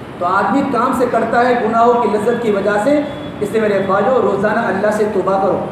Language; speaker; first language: Urdu; non-native, local second language; Gujarati